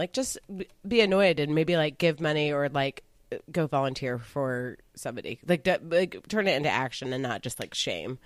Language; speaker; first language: English; native; English